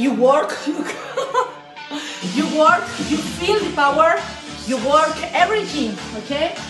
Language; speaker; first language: English; non-native, learner; Spanish